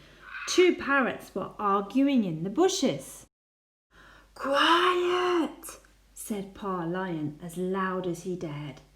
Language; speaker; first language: English; non-native, fluent; Spanish